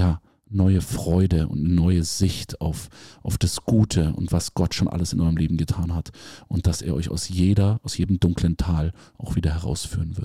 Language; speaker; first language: German; native; German